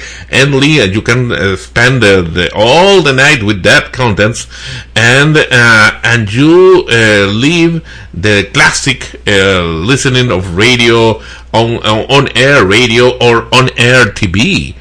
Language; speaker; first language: English; non-native, fluent; Spanish